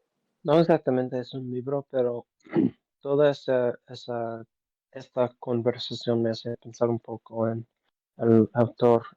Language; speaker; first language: Spanish; non-native, learner; English